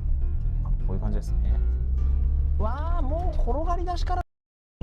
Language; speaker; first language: Japanese; native; Japanese